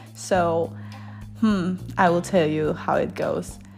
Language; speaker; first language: English; non-native, fluent; Spanish